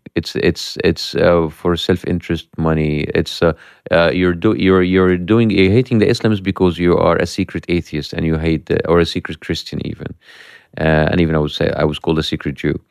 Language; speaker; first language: English; non-native, fluent; Arabic